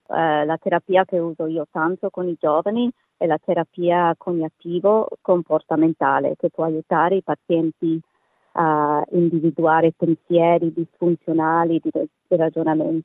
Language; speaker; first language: Italian; native; Italian